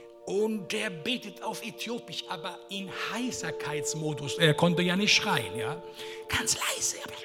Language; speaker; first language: German; non-native, fluent; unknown